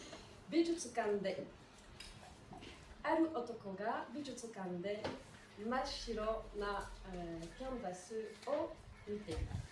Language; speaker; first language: Japanese; non-native, learner; French